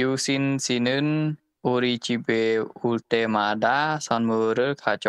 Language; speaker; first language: Korean; non-native, learner; Khmer